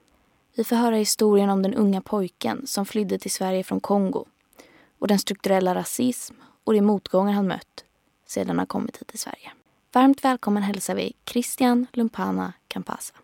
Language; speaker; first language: Swedish; native; Swedish